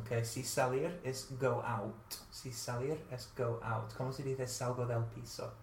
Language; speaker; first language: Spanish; non-native, fluent; English